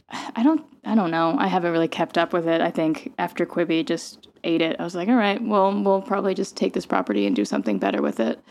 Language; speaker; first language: English; native; English